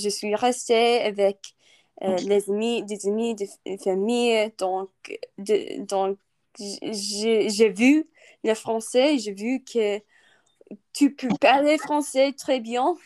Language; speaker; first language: French; non-native, learner; English